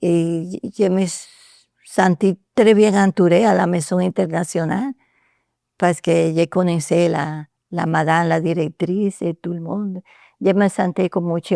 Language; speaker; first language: French; non-native, learner; Spanish